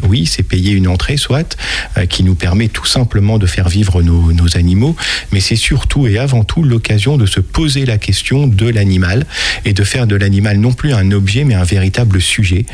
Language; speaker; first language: French; native; French